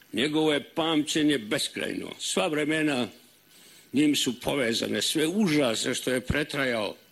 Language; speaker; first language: Serbian; native; Serbian